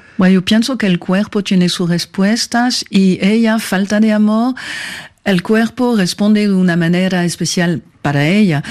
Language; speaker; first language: Spanish; non-native, fluent; French